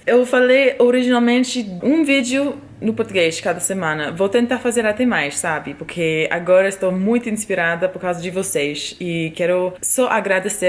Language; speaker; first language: Portuguese; non-native, fluent; English